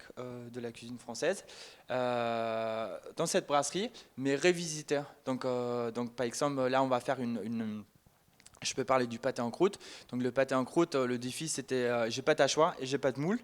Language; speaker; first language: French; non-native, fluent; German